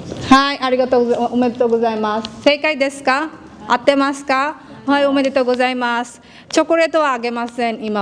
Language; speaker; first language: Japanese; non-native, fluent; Bangla